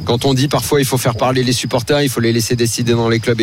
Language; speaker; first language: French; native; French